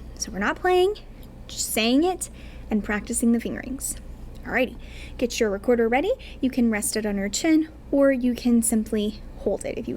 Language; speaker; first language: English; native; English